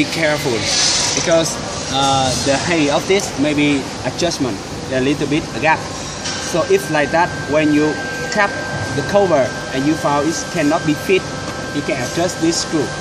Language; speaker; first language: English; non-native, learner; Vietnamese